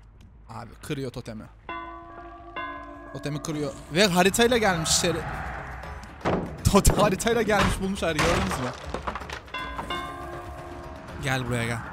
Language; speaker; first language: Turkish; native; Turkish